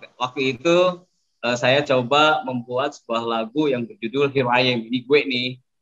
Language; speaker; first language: Indonesian; native; Indonesian